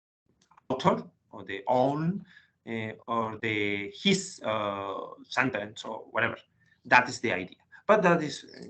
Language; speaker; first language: English; non-native, learner; Spanish